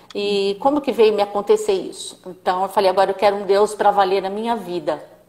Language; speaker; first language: Portuguese; native; Portuguese